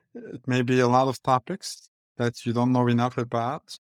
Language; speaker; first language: English; non-native, fluent; Turkish